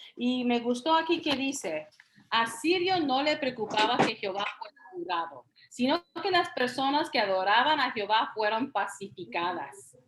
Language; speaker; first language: Spanish; early bilingual, heritage; Spanish